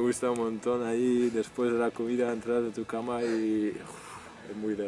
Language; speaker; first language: Spanish; non-native, fluent; Dutch